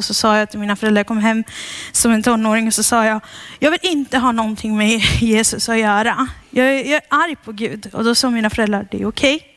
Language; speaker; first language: Swedish; early bilingual, heritage; Swedish